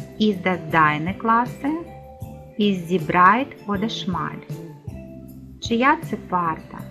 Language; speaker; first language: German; non-native, fluent; Ukrainian